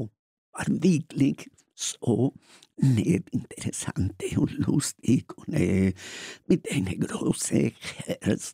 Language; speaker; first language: German; non-native, learner; Spanish